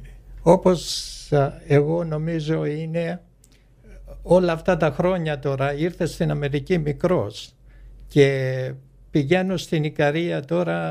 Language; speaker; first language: Greek; early bilingual, heritage; Greek